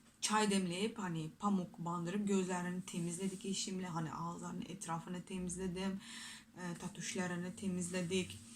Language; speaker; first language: Turkish; non-native, fluent; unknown